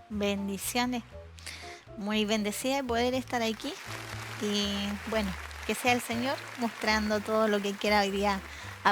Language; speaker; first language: Spanish; native; Spanish